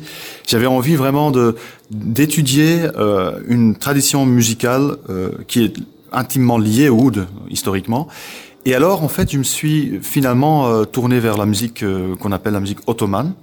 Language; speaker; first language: French; non-native, local second language; Dutch